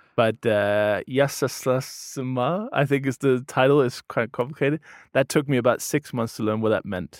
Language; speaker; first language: English; non-native, fluent; Danish